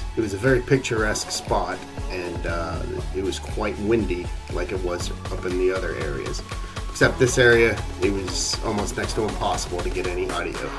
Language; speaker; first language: English; native; English